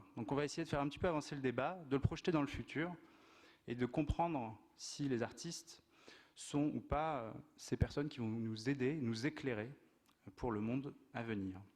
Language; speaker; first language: French; native; French